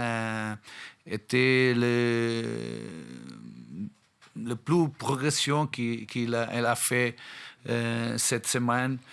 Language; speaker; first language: French; non-native, fluent; Portuguese